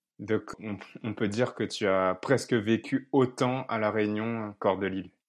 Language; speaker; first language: French; native; French